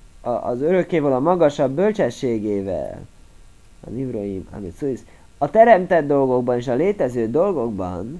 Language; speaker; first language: Hungarian; native; Hungarian